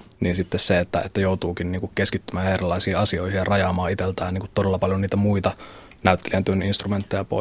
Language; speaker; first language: Finnish; native; Finnish